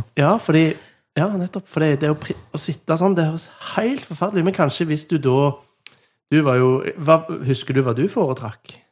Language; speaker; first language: Norwegian; native; Norwegian